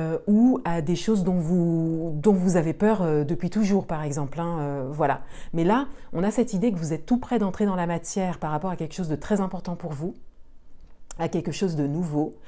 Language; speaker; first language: French; native; French